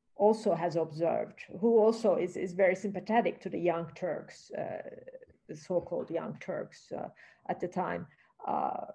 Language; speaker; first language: English; non-native, fluent; Turkish